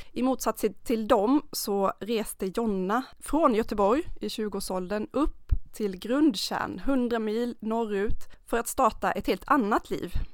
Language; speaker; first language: Swedish; native; Swedish